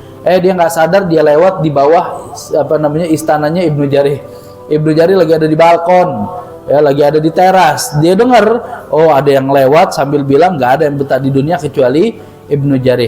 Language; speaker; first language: Indonesian; native; Indonesian